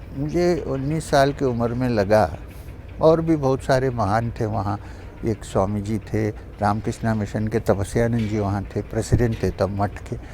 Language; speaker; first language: Hindi; non-native, local second language; Urdu